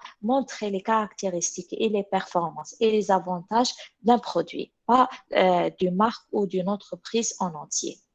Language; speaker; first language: French; non-native, local second language; Arabic